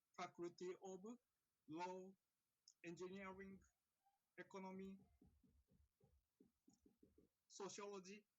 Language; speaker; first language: English; non-native, fluent; Japanese